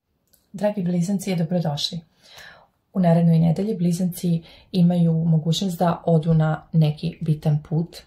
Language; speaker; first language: Serbian; native; Serbian